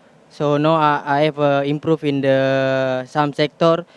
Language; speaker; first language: English; non-native, learner; Indonesian